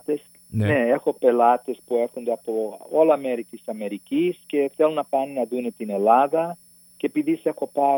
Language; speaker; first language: Greek; early bilingual, heritage; Greek